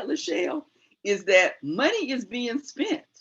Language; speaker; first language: English; native; English